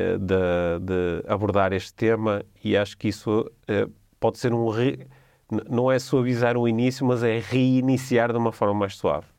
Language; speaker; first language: Portuguese; native; Portuguese